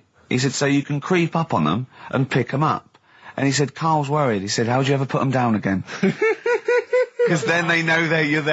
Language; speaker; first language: English; native; English